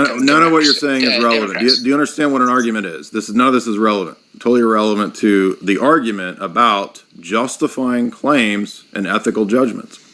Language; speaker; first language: English; native; English